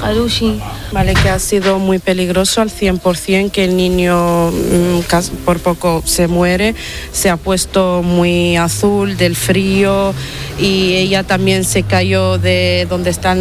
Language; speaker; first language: Spanish; non-native, fluent; Italian